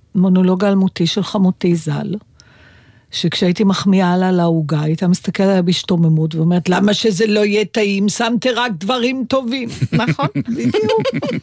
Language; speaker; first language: Hebrew; native; Hebrew